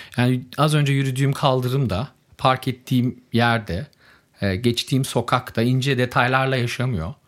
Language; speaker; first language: Turkish; early bilingual, heritage; Turkish